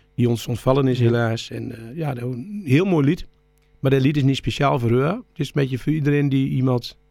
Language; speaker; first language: Dutch; native; Dutch